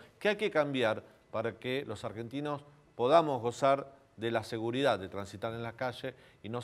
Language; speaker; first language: Spanish; native; Spanish